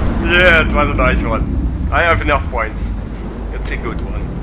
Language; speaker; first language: English; non-native, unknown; Dutch